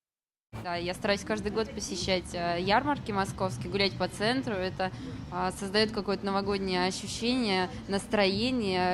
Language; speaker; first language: Russian; native; Russian